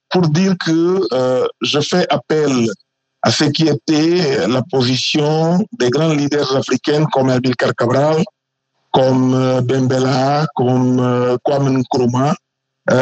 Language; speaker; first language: French; non-native, fluent; Portuguese